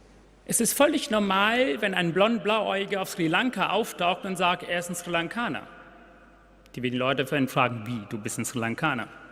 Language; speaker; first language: German; non-native, fluent; Tamil